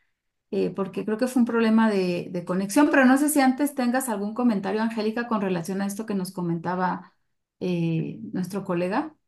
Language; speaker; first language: Spanish; native; Spanish